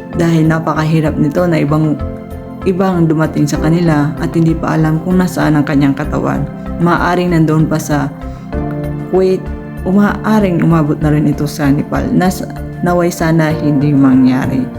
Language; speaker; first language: Filipino; native; Filipino